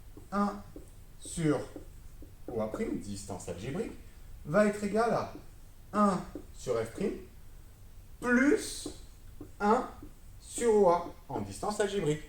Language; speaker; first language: French; native; French